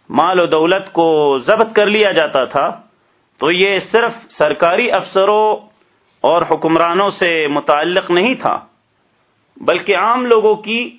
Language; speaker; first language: Urdu; native; Urdu